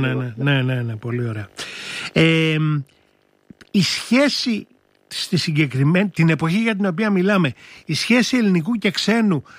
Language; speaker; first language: Greek; native; Greek